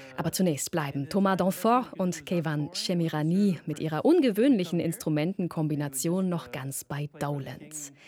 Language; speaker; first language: German; native; German